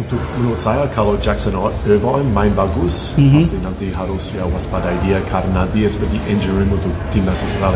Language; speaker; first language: Indonesian; non-native, fluent; English